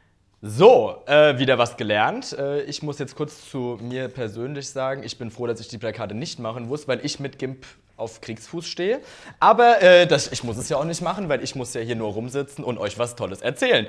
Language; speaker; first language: German; native; German